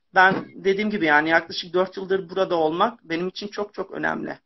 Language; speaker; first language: Turkish; native; Turkish